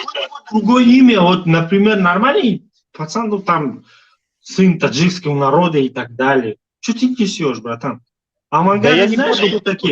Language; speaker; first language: Russian; non-native, local second language; Tajik